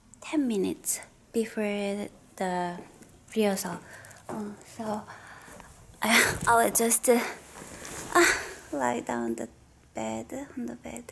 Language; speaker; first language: English; non-native, learner; Korean